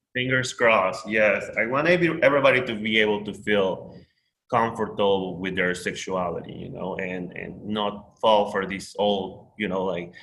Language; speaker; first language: English; non-native, fluent; Spanish